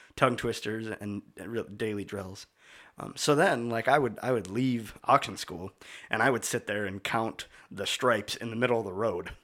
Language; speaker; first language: English; native; English